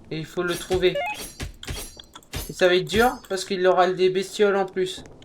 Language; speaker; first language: French; native; French